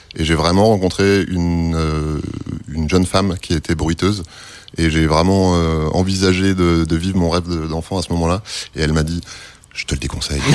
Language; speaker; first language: French; native; French